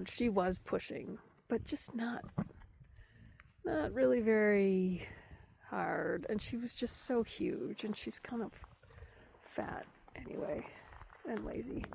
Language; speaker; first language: English; native; English